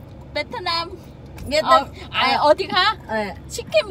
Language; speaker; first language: Korean; non-native, learner; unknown